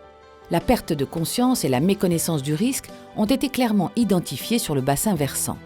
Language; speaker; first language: French; native; French